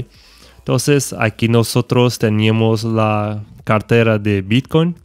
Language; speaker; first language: Spanish; non-native, fluent; Portuguese